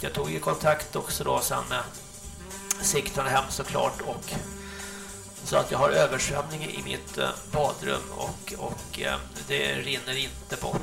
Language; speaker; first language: Swedish; native; Swedish